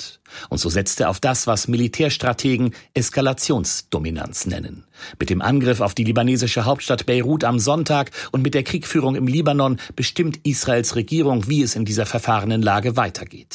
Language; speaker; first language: German; native; German